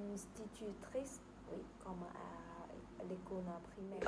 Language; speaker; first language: French; non-native, learner; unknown